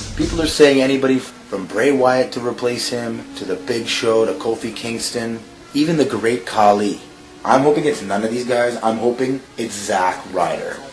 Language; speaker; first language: English; native; English